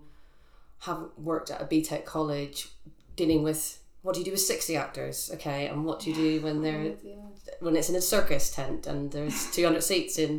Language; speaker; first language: English; native; English